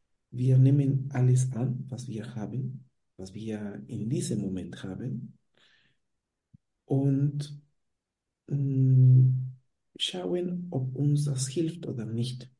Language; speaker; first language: German; non-native, fluent; Spanish